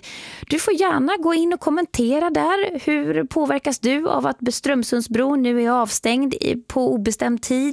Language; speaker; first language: Swedish; native; Swedish